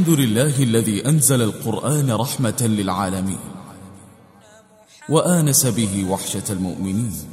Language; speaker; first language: Arabic; native; Arabic